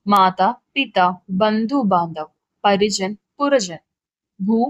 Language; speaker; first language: Hindi; non-native, local second language; Malayalam